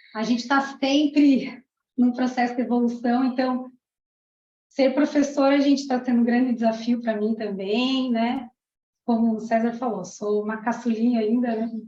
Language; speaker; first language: Portuguese; early bilingual, other home language; Spanish